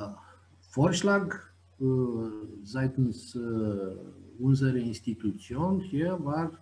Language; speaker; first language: German; non-native, fluent; Romanian